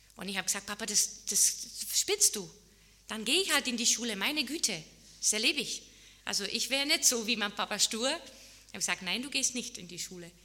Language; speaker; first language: German; non-native, fluent; Czech